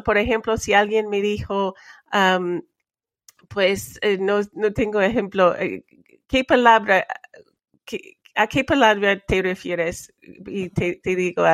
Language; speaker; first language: Spanish; non-native, fluent; English